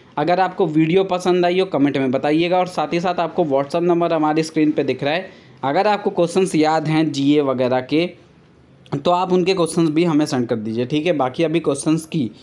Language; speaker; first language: Hindi; native; Hindi